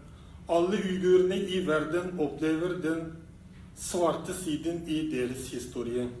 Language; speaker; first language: Norwegian; non-native, fluent; Uyghur